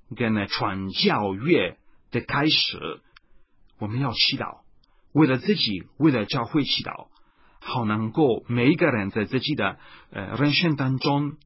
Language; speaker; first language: Chinese; non-native, fluent; Italian